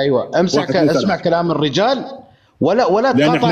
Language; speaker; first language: Arabic; native; Arabic